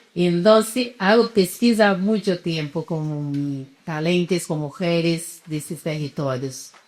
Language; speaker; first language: Spanish; non-native, fluent; Portuguese